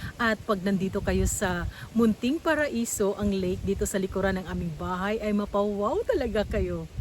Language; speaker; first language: Filipino; native; Filipino